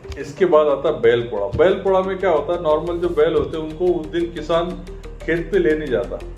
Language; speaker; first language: Hindi; non-native, local second language; Marathi